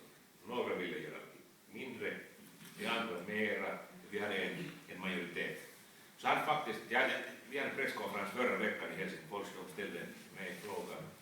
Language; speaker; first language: Swedish; non-native, fluent; Finnish